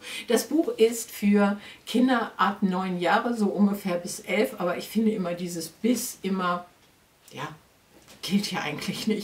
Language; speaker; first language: German; native; German